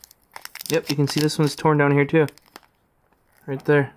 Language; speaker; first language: English; native; English